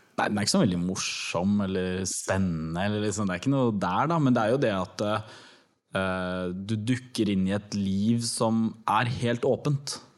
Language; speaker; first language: Norwegian; early bilingual, other home language; Turkish